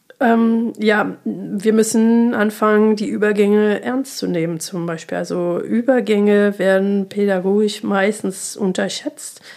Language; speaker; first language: German; non-native, fluent; French